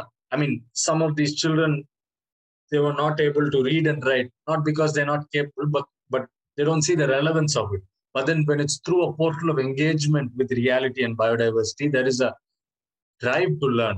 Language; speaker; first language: English; non-native, local second language; Tamil